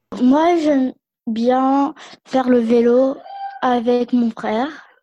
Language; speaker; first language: French; non-native, learner; English